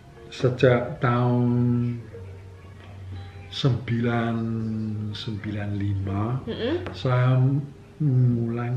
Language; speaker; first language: Indonesian; non-native, fluent; English